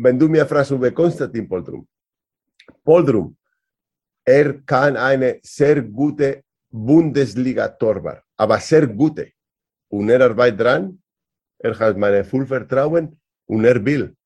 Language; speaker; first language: German; non-native, learner; Spanish